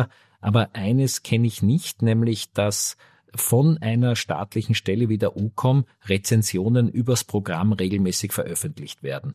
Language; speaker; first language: German; native; German